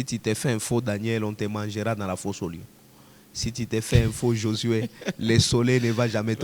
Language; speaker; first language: French; non-native, local second language; Swahili